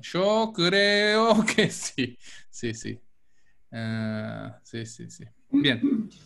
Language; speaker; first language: Spanish; non-native, fluent; Korean